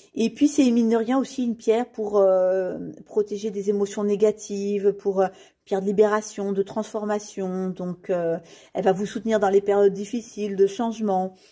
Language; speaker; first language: French; native; French